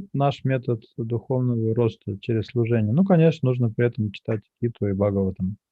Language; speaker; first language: Russian; native; Russian